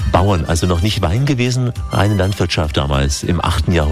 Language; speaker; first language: German; native; German